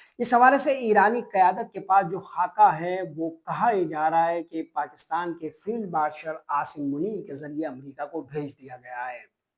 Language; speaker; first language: Urdu; native; Urdu